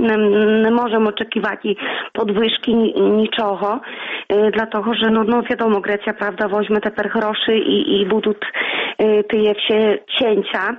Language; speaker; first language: Polish; non-native, local second language; Belarusian